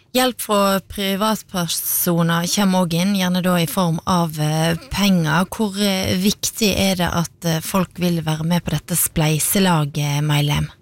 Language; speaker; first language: Norwegian; native; Norwegian